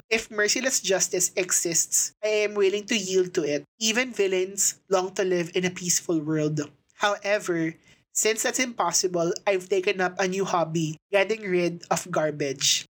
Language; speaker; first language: English; non-native, local second language; Filipino